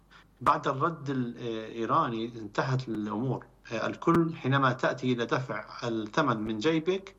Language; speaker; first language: Arabic; native; Arabic